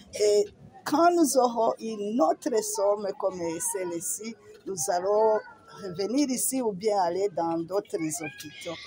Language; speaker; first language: French; non-native, local second language; Rundi